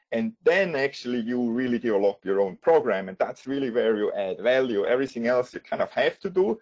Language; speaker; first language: English; non-native, fluent; German